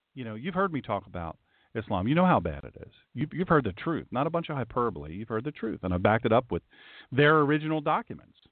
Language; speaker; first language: English; native; English